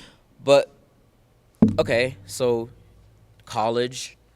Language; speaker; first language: English; native; English